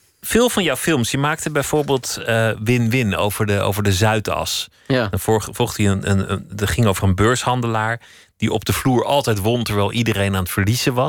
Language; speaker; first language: Dutch; native; Dutch